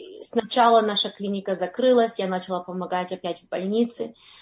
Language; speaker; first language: Russian; early bilingual, heritage; Russian